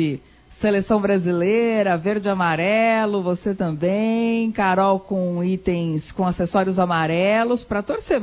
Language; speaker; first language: Portuguese; native; Portuguese